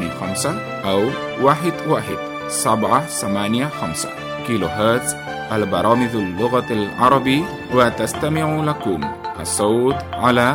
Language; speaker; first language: Arabic; non-native, fluent; Indonesian